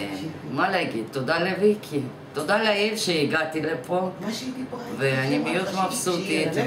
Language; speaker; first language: Hebrew; non-native, fluent; Russian